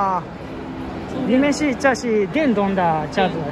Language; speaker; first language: Chinese; non-native, learner; Japanese